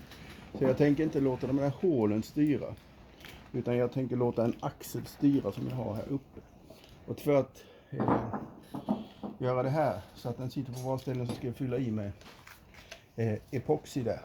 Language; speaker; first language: Swedish; native; Swedish